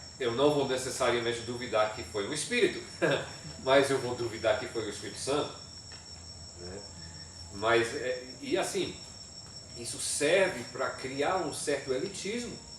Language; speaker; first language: Portuguese; non-native, fluent; English